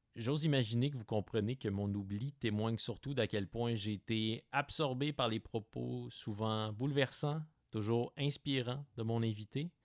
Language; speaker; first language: French; native; French